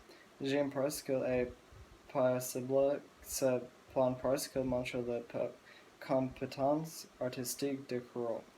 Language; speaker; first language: French; non-native, learner; English